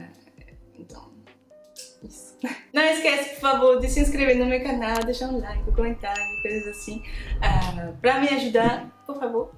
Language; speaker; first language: Portuguese; non-native, fluent; French